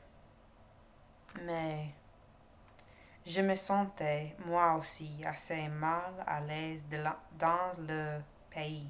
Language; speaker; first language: French; non-native, learner; English